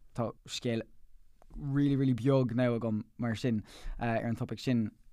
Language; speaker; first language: Irish; non-native, local second language; English